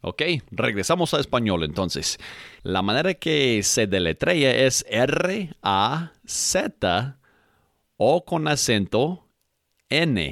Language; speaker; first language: Spanish; non-native, fluent; English